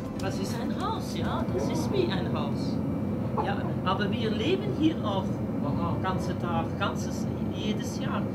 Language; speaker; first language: German; non-native, learner; Dutch